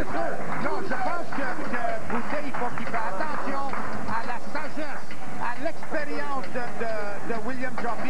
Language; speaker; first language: French; native; French